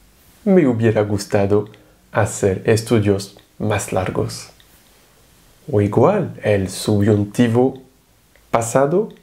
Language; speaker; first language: Spanish; non-native, fluent; French